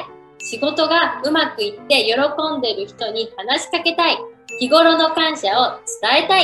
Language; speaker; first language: Japanese; native; Japanese